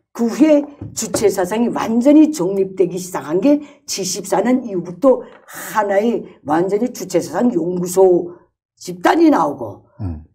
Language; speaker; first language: Korean; native; Korean